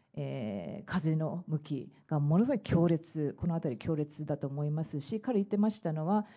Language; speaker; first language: Japanese; non-native, fluent; English